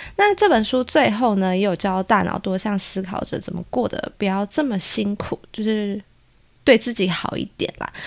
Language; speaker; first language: Chinese; native; Chinese